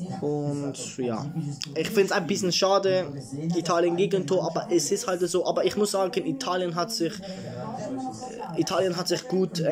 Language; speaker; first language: German; early bilingual, other home language; Italian